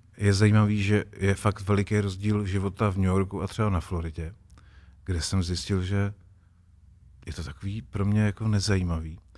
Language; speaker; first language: Czech; native; Czech